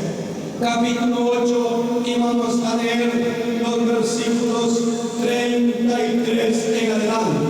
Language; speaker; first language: Spanish; native; Spanish